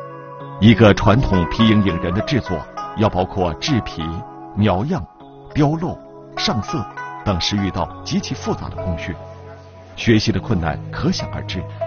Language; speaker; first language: Chinese; native; Chinese